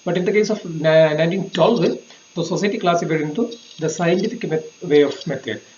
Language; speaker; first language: English; non-native, local second language; Malayalam